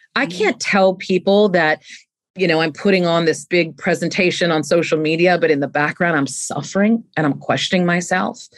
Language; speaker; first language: English; native; English